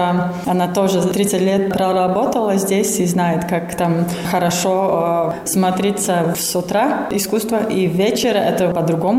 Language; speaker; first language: Russian; non-native, local second language; Latvian